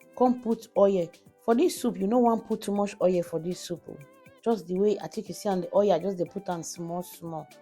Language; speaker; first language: Nigerian Pidgin; non-native, local second language; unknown